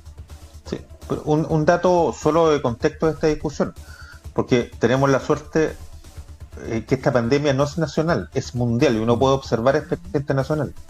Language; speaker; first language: Spanish; native; Spanish